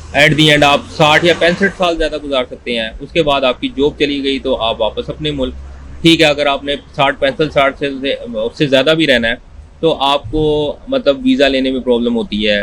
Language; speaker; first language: Urdu; non-native, local second language; Punjabi